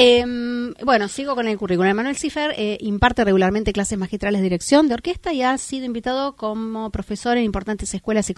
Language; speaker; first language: Spanish; native; Spanish